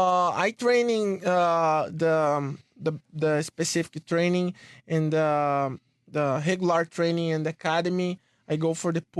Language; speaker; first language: English; non-native, learner; Portuguese